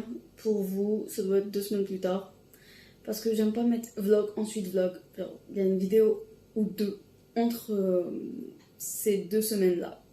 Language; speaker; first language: French; non-native, local second language; Arabic